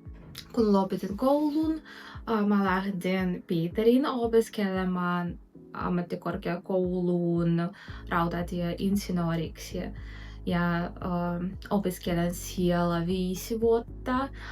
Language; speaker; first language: Finnish; non-native, learner; Russian